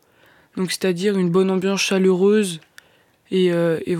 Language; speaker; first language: French; native; French